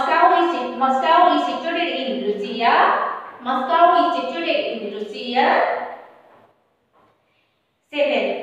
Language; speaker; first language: English; non-native, fluent; Hindi